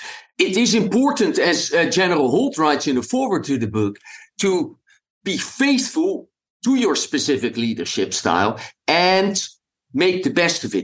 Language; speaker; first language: English; non-native, fluent; Dutch